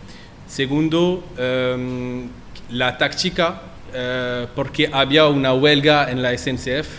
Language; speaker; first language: Spanish; non-native, learner; French